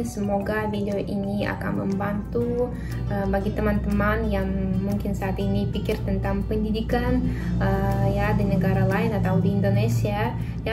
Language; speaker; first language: Indonesian; non-native, fluent; Russian